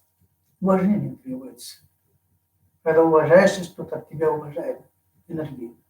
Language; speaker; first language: Russian; non-native, fluent; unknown